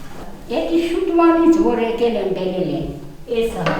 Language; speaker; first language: Armenian; non-native, local second language; Assyrian Neo-Aramaic